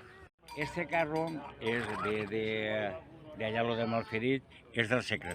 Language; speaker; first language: Catalan; native; Catalan